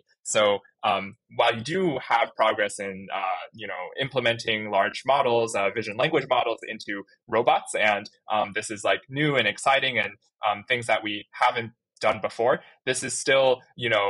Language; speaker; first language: English; native; English